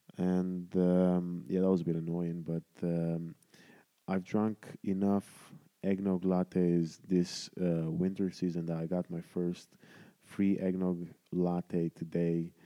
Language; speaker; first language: English; non-native, fluent; Romanian